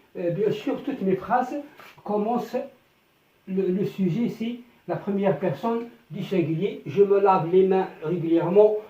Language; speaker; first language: French; non-native, local second language; Arabic